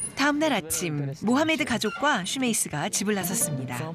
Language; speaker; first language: Korean; native; Korean